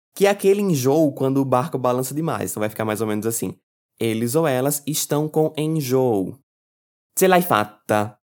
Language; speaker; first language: Portuguese; native; Portuguese